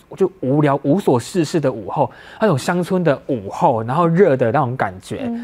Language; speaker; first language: Chinese; native; Chinese